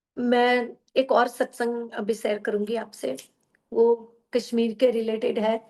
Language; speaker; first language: Hindi; non-native, local second language; Gujarati